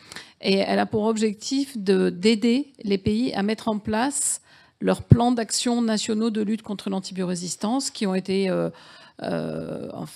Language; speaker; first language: French; native; French